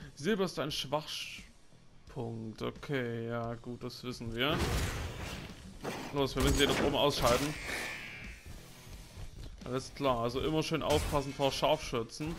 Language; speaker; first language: German; native; German